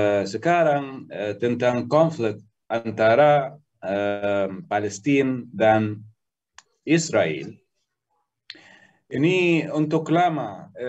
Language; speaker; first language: Indonesian; non-native, learner; Arabic